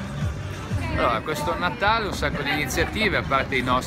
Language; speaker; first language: Italian; native; Italian